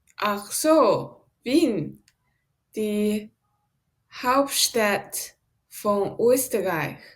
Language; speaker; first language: German; non-native, learner; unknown